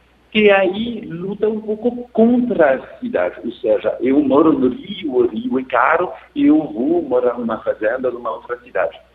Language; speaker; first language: Portuguese; non-native, fluent; French